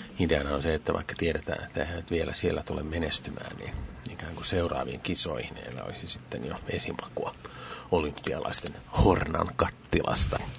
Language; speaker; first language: Finnish; native; Finnish